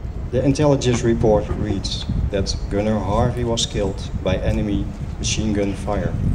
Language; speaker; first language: English; non-native, fluent; Dutch